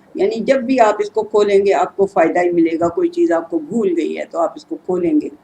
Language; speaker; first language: Urdu; native; Urdu